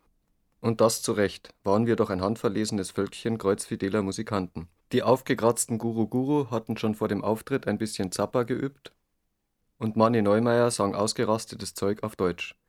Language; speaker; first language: German; native; German